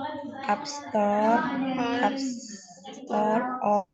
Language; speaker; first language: English; non-native, learner; Indonesian